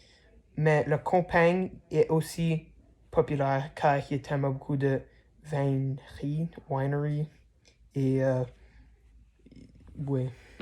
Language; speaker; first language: French; non-native, learner; English